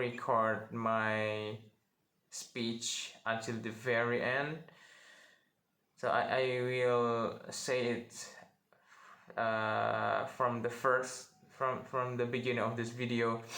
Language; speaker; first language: English; non-native, learner; Indonesian